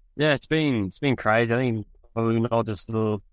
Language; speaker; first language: English; native; English